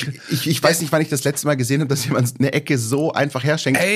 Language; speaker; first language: German; native; German